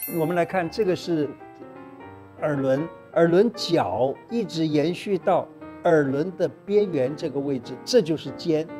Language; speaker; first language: Chinese; native; Chinese